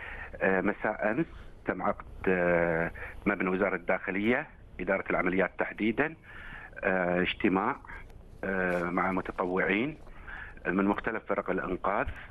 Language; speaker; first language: Arabic; native; Arabic